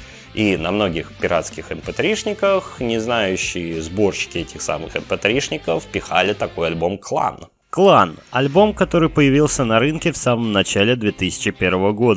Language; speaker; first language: Russian; native; Russian